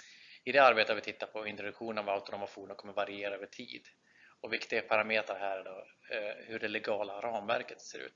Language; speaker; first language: Swedish; native; Swedish